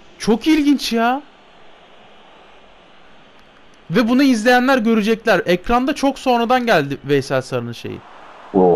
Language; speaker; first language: Turkish; native; Turkish